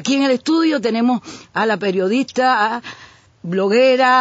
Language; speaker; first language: Spanish; native; Spanish